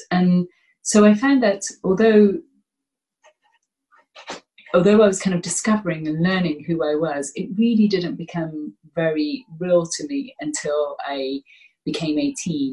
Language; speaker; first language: English; native; English